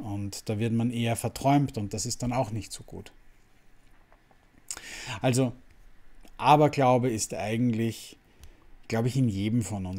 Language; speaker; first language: German; native; German